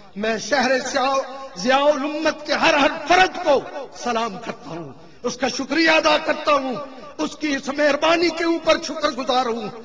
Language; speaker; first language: Urdu; non-native, local second language; Punjabi